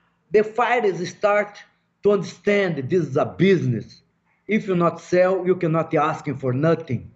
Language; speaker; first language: English; non-native, fluent; Portuguese